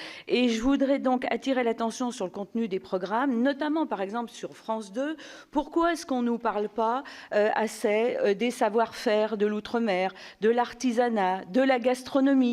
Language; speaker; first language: French; native; French